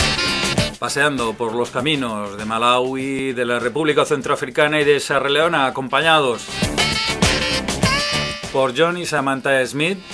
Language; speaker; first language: Spanish; native; Spanish